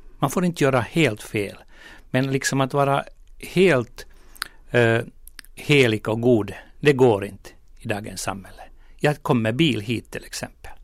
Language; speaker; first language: Swedish; native; Swedish